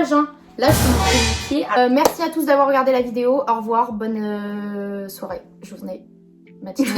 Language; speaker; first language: French; native; French